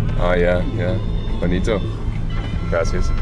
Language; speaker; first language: Spanish; non-native, learner; English